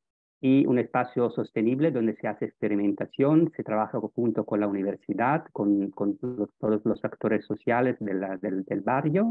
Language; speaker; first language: Spanish; non-native, fluent; Italian